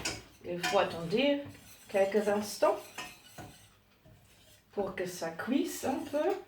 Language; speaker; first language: French; non-native, learner; German